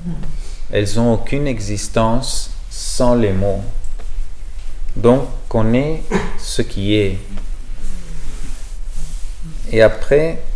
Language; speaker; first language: French; non-native, learner; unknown